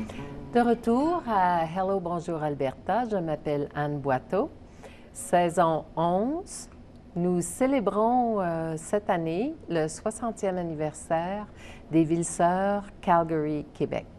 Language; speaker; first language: French; native; French